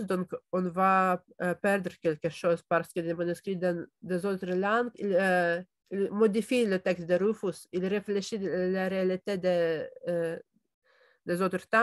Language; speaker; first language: French; non-native, fluent; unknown